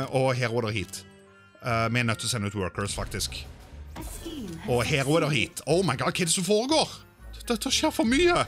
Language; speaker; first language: Norwegian; native; Norwegian